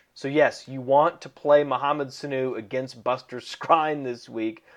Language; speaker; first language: English; early bilingual, other home language; Italian